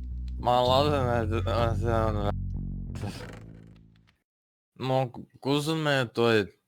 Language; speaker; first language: Estonian; non-native, local second language; Russian